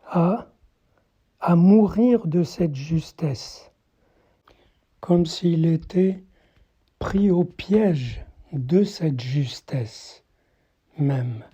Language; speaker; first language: French; native; French